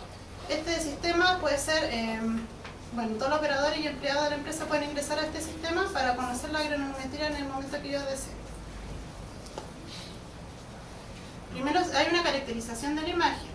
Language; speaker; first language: Spanish; native; Spanish